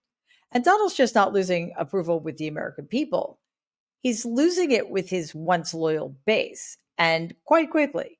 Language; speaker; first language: English; native; English